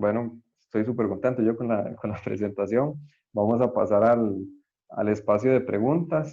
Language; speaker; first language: Spanish; native; Spanish